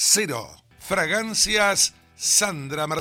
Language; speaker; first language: Spanish; native; Spanish